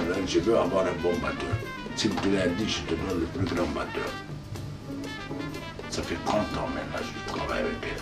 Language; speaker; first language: French; non-native, local second language; Mandingo